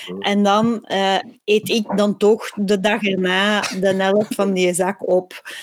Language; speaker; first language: Dutch; native; Dutch